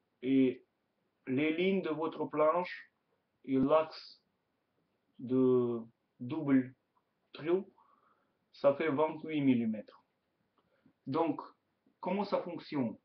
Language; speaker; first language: French; non-native, learner; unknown